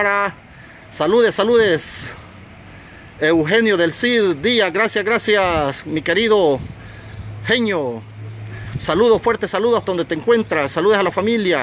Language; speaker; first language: Spanish; native; Spanish